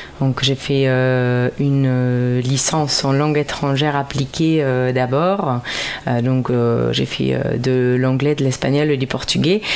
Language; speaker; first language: French; non-native, fluent; German